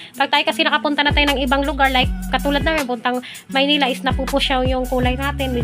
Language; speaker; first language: Filipino; non-native, local second language; Cebuano